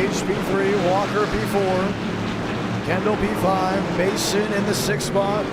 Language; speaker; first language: English; native; English